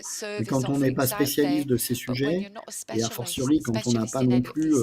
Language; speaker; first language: French; native; French